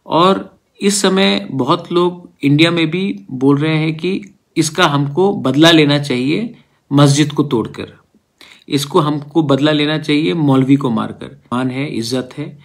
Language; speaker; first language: Hindi; non-native, local second language; Kok Borok